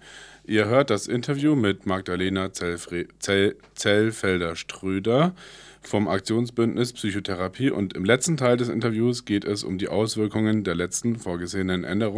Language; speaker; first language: German; native; German